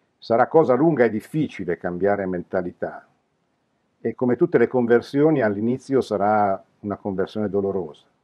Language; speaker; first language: Italian; native; Italian